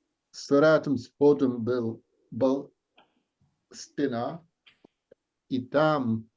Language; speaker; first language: Russian; non-native, learner; English